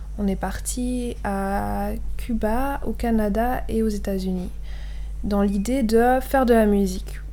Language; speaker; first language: French; native; French